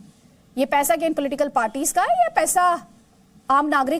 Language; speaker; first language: Hindi; native; Hindi